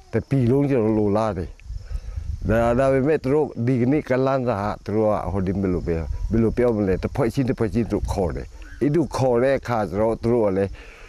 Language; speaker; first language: Burmese; non-native, local second language; Pa'o Karen